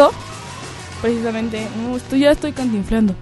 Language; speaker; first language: Spanish; native; Spanish